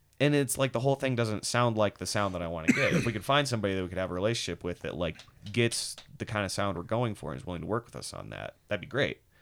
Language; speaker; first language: English; native; English